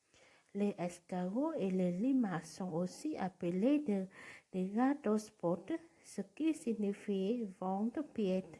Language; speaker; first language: French; non-native, learner; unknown